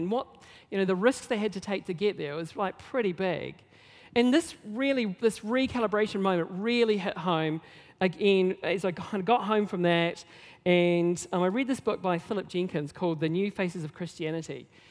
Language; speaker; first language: English; native; English